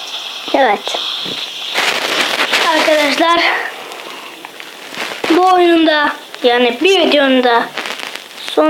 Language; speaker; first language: Turkish; native; Turkish